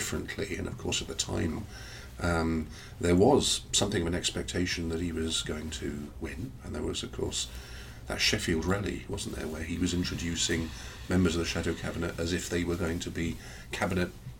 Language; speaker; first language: English; native; English